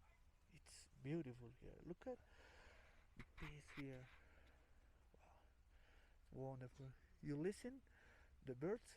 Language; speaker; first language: English; non-native, learner; Spanish